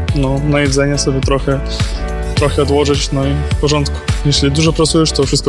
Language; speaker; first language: Polish; non-native, learner; Ukrainian